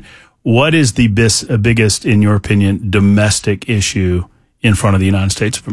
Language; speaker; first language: English; native; English